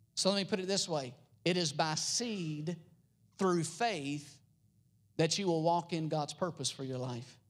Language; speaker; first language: English; native; English